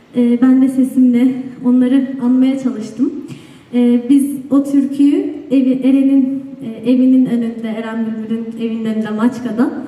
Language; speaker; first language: Turkish; native; Turkish